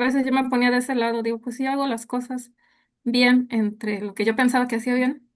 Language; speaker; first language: Spanish; native; Spanish